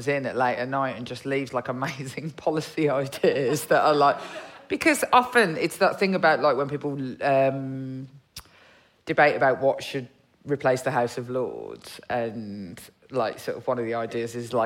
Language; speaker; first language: English; native; English